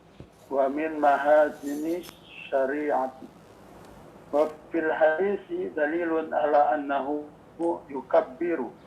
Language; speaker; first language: Arabic; non-native, fluent; Indonesian